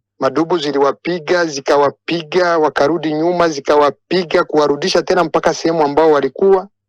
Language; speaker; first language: Swahili; non-native, local second language; Kinyarwanda